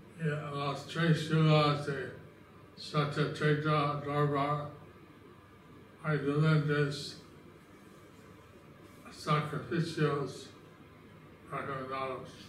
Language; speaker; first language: Spanish; non-native, learner; English